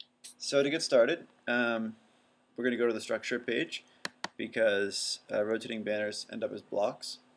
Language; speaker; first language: English; native; English